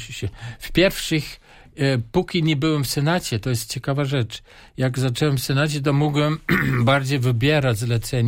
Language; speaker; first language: Polish; non-native, fluent; German